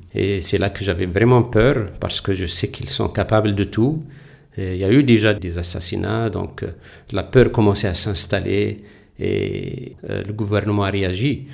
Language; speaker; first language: French; non-native, local second language; Kabyle